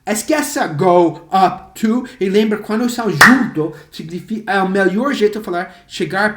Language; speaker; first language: Portuguese; non-native, fluent; English